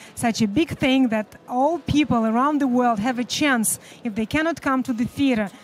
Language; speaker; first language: English; non-native, fluent; Russian